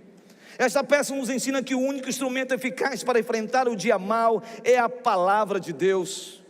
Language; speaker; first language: Portuguese; native; Portuguese